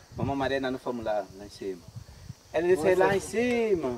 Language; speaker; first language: Portuguese; native; Portuguese